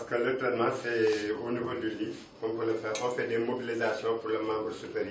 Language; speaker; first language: French; non-native, local second language; Wolof